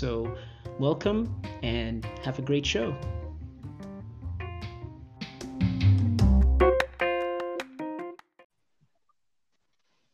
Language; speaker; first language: English; non-native, local second language; Ganda